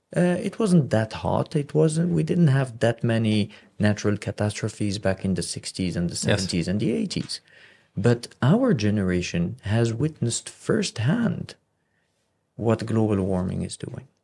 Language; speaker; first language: English; non-native, fluent; Arabic